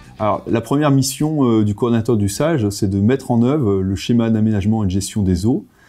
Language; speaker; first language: French; native; French